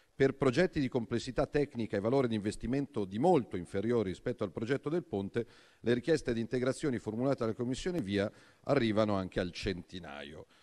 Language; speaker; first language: Italian; native; Italian